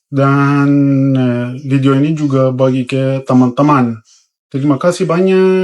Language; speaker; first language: Indonesian; non-native, fluent; Persian